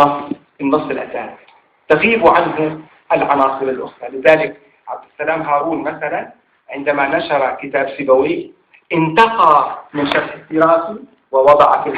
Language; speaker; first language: Arabic; native; Arabic